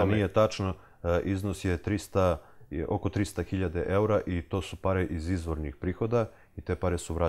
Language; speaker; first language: Serbian; native; Serbian